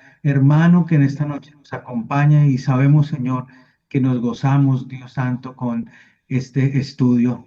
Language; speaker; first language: Spanish; native; Spanish